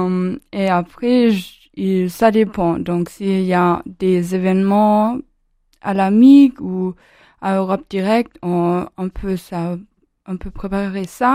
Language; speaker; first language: French; non-native, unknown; German